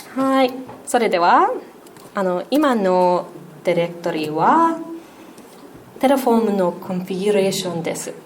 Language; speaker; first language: Japanese; non-native, learner; English